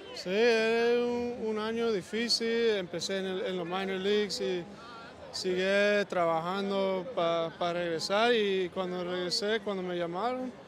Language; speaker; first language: Spanish; early bilingual, heritage; Spanish